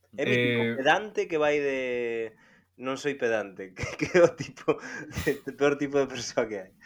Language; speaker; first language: Galician; native; Galician